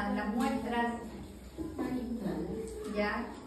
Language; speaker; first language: Spanish; native; Spanish